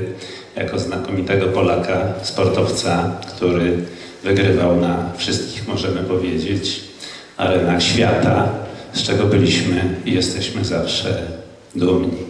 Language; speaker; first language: Polish; native; Polish